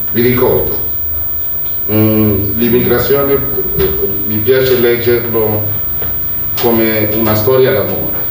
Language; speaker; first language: Italian; non-native, fluent; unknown